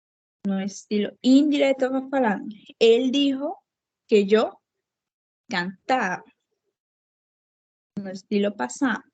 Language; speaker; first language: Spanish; non-native, fluent; Portuguese